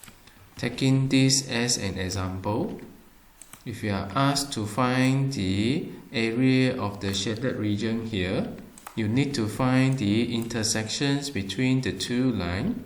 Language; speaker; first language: English; non-native, fluent; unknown